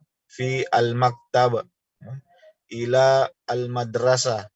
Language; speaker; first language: Arabic; non-native, fluent; Indonesian